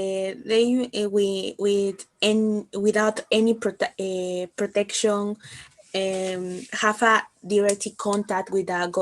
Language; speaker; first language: English; non-native, learner; Spanish